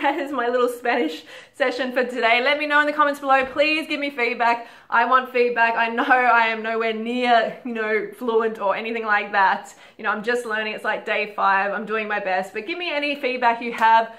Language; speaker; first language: English; native; English